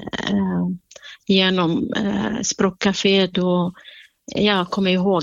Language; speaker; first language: Swedish; non-native, fluent; Central Kurdish